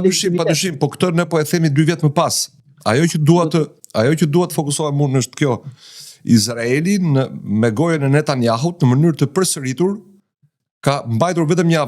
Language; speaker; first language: Albanian; native; Albanian